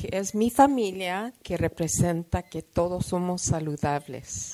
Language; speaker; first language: Spanish; early bilingual, heritage; Spanish